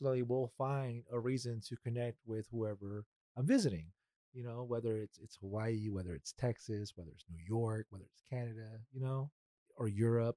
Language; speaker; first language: English; early bilingual, other home language; Spanish